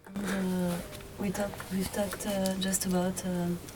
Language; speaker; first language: English; non-native, learner; French